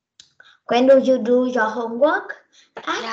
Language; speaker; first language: English; non-native, learner; Vietnamese